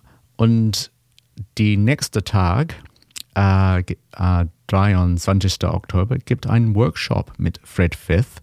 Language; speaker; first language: German; non-native, learner; English